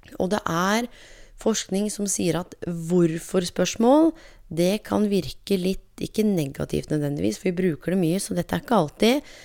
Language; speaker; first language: Norwegian; native; Norwegian